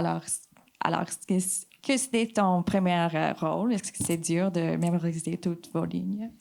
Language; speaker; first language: French; non-native, fluent; English